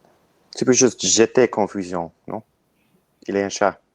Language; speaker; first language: French; non-native, learner; English